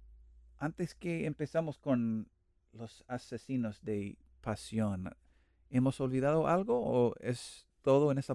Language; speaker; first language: Spanish; non-native, learner; English